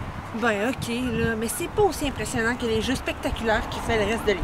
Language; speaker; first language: French; native; French